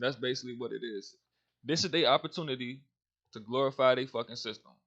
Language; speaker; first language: English; native; English